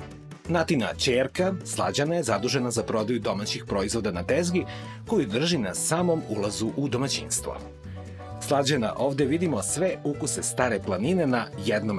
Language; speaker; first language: Serbian; native; Serbian